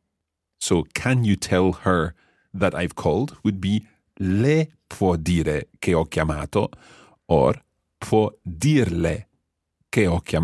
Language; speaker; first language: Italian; non-native, fluent; English